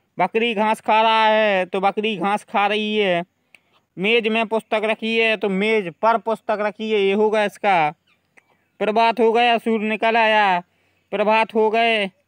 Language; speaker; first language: Hindi; native; Hindi